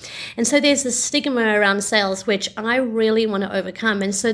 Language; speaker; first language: English; native; English